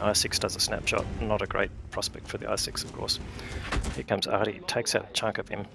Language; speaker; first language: English; native; English